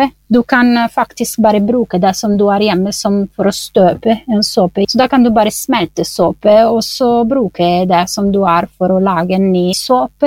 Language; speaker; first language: Norwegian; non-native, fluent; Italian